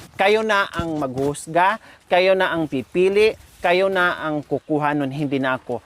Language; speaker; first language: Filipino; non-native, local second language; Cebuano